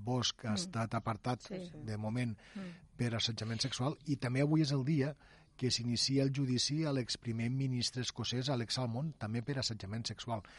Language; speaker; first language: Catalan; native; Catalan